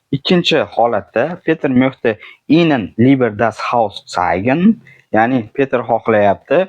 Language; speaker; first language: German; non-native, fluent; Uzbek